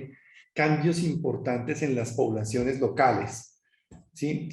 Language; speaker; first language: Spanish; native; Spanish